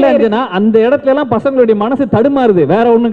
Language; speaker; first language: Tamil; native; Tamil